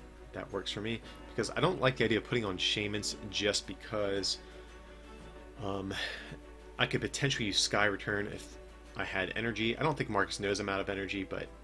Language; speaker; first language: English; native; English